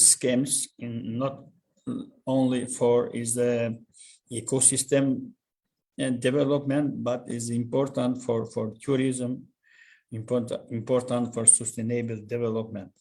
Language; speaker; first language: English; non-native, learner; Albanian